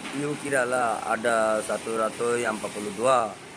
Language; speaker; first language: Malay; non-native, learner; Rohingya